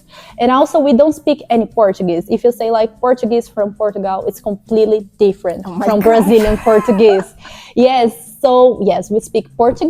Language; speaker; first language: English; non-native, fluent; Portuguese